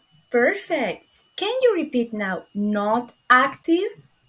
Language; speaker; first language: English; non-native, fluent; Spanish